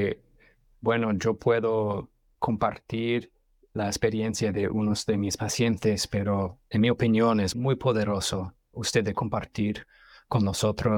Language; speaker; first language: Spanish; non-native, fluent; English